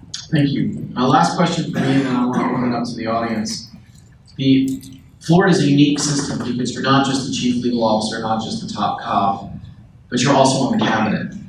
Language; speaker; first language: English; native; English